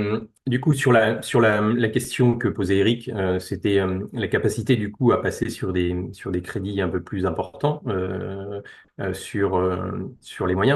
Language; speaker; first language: French; native; French